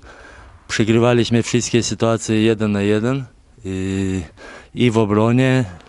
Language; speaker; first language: Polish; non-native, fluent; Lithuanian